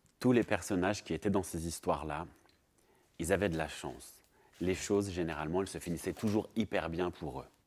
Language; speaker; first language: French; native; French